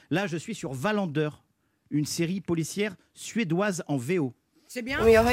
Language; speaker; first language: French; native; French